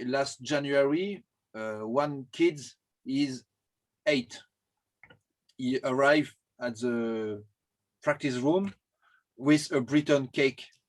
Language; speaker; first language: English; non-native, learner; French